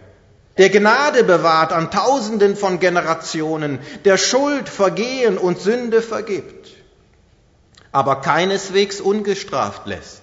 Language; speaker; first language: German; native; German